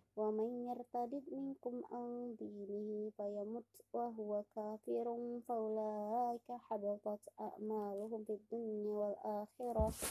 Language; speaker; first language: Arabic; non-native, learner; Indonesian